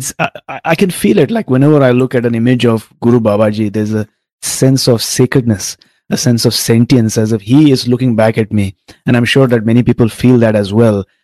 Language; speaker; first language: English; non-native, local second language; Tamil